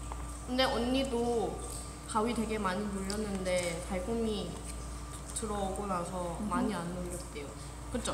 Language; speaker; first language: Korean; non-native, fluent; Thai